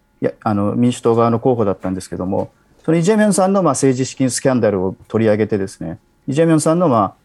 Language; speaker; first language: Japanese; native; Japanese